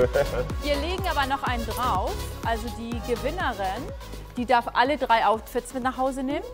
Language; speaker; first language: German; native; German